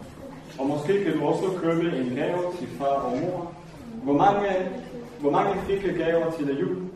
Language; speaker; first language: Danish; non-native, fluent; Vietnamese